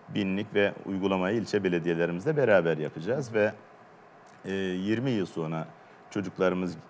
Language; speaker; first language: Turkish; native; Turkish